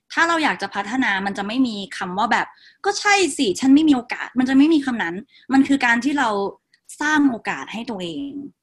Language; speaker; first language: Thai; non-native, local second language; Northeastern Thai